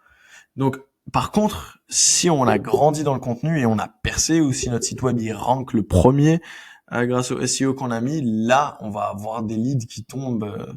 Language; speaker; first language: French; native; French